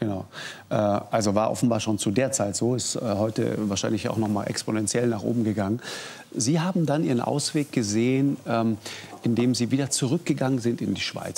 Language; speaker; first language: German; native; German